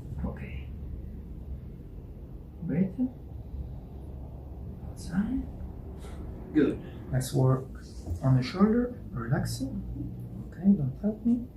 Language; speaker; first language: English; non-native, learner; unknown